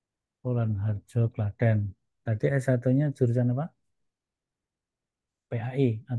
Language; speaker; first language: Indonesian; native; Indonesian